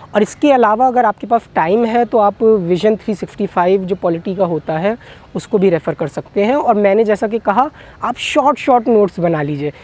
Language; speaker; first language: Hindi; native; Hindi